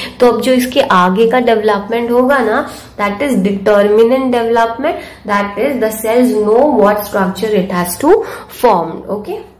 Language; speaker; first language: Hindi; native; Hindi